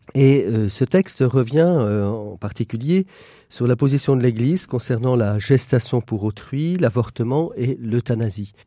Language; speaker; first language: French; native; French